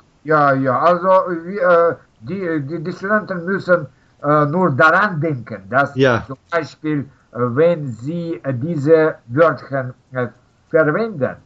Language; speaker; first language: German; non-native, learner; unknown